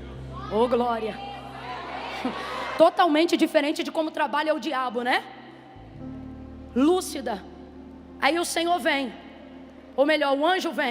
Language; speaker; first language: Portuguese; native; Portuguese